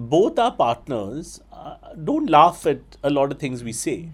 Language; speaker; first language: English; non-native, local second language; Bangla